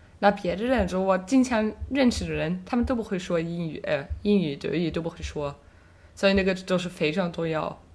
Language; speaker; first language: Chinese; non-native, fluent; German